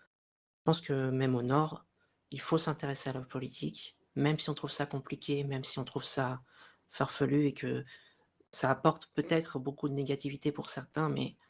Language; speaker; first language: French; native; French